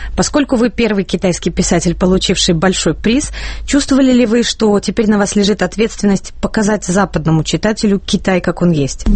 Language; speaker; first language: Russian; native; Russian